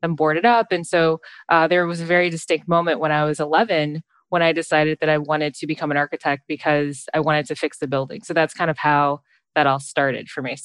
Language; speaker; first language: English; native; English